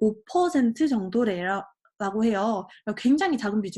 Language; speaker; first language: Korean; native; Korean